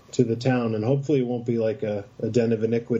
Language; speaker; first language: English; native; English